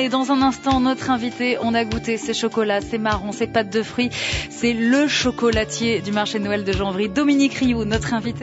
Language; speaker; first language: French; native; French